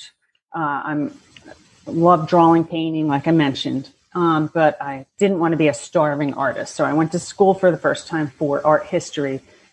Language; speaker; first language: English; native; English